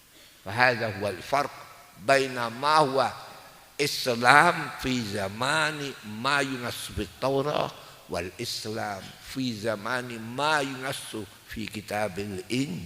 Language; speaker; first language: Arabic; non-native, fluent; Javanese